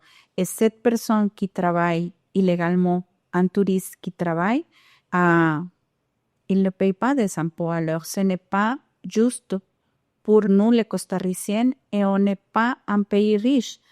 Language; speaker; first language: French; non-native, fluent; Spanish